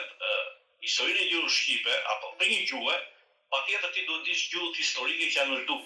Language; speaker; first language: Albanian; native; Albanian